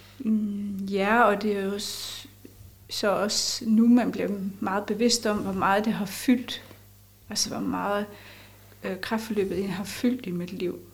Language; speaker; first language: Danish; native; Danish